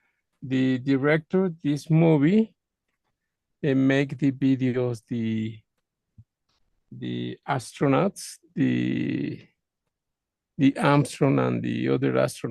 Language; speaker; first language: English; non-native, learner; Spanish